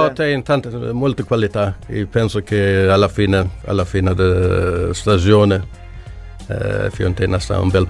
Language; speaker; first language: Italian; non-native, learner; Swedish